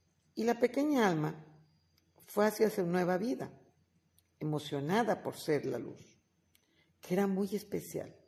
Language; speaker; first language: Spanish; native; Spanish